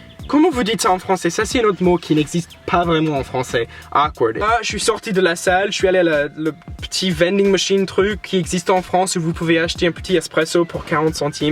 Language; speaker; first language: French; non-native, fluent; English